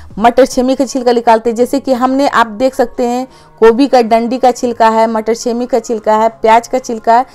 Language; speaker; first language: Hindi; native; Hindi